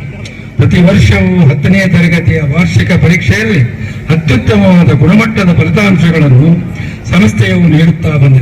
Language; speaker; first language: Kannada; native; Kannada